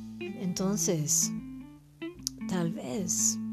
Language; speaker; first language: Spanish; non-native, fluent; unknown